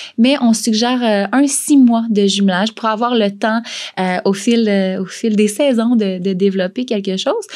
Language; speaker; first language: French; native; French